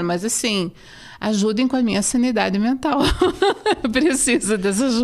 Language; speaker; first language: Portuguese; native; Portuguese